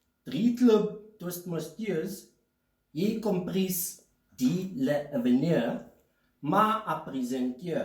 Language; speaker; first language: French; non-native, learner; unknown